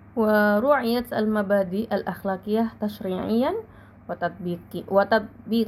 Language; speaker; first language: Arabic; non-native, fluent; Indonesian